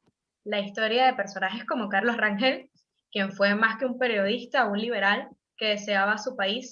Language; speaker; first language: Spanish; native; Spanish